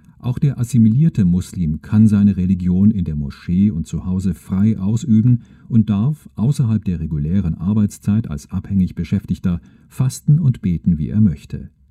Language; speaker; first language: German; native; German